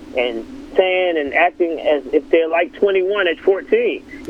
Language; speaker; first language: English; native; English